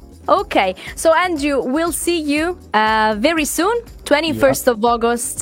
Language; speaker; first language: English; non-native, fluent; Italian